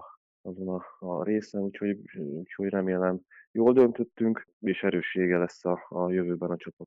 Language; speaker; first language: Hungarian; native; Hungarian